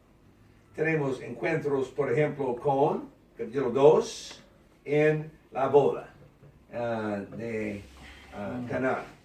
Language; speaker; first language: Spanish; non-native, learner; English